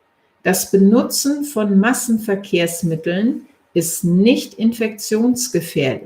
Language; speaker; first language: German; native; German